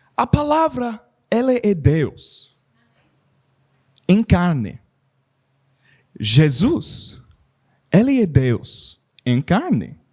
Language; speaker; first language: Portuguese; non-native, learner; English